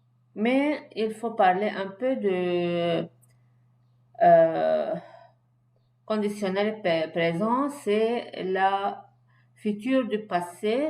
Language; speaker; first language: French; non-native, fluent; Arabic